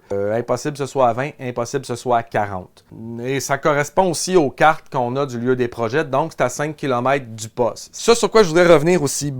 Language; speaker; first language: French; native; French